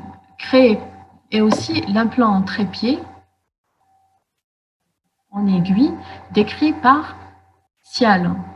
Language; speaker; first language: French; non-native, local second language; Arabic